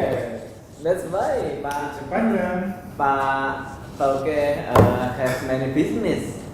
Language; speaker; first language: English; non-native, learner; Indonesian